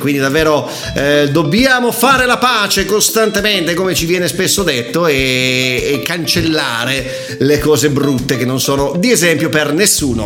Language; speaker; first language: Italian; native; Italian